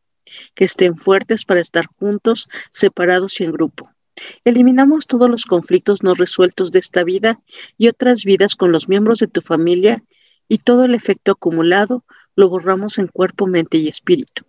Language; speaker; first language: Spanish; native; Spanish